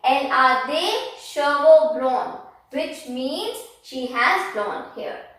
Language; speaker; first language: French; non-native, fluent; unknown